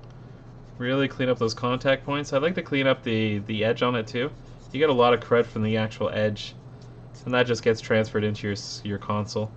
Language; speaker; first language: English; native; English